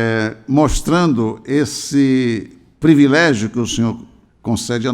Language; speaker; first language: Portuguese; native; Portuguese